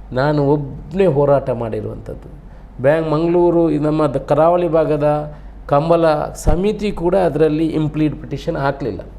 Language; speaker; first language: Kannada; non-native, local second language; Tulu